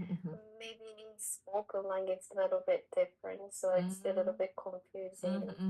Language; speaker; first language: English; non-native, learner; Japanese